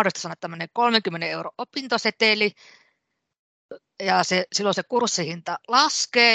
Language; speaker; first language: Finnish; native; Finnish